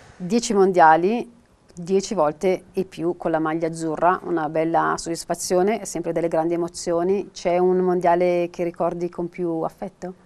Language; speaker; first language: Italian; native; Italian